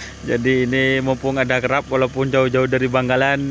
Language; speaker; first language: Indonesian; non-native, local second language; Madurese